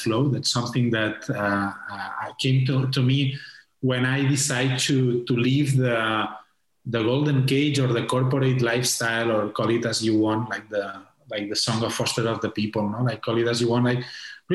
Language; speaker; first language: English; non-native, fluent; Spanish